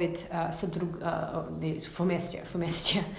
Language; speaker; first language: Russian; non-native, learner; English